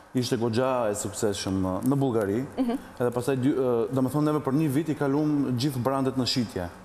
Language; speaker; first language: Albanian; early bilingual, heritage; Albanian